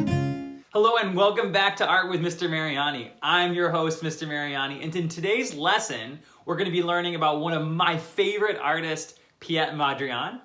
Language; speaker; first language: English; native; English